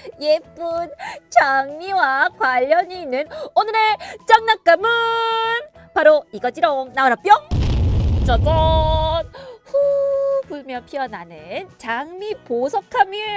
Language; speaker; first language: Korean; native; Korean